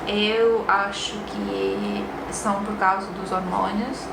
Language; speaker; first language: Portuguese; non-native, fluent; Estonian